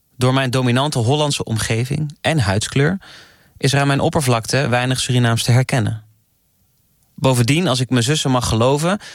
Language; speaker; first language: Dutch; native; Dutch